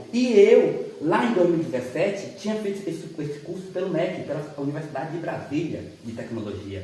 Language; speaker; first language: Portuguese; native; Portuguese